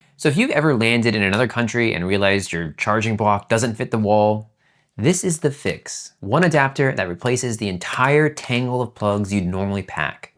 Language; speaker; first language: English; native; English